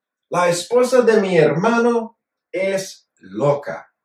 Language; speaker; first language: Spanish; non-native, fluent; English